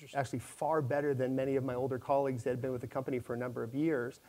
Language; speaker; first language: English; native; English